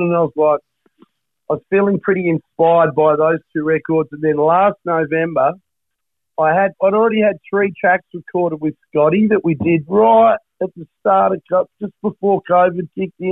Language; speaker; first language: English; native; English